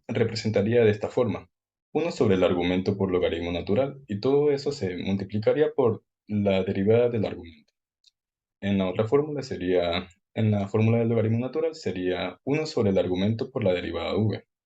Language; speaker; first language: Spanish; native; Spanish